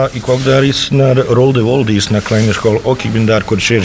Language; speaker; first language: Dutch; non-native, learner; Bosnian